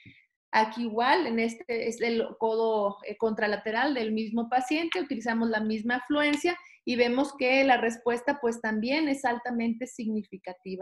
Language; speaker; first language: Spanish; native; Spanish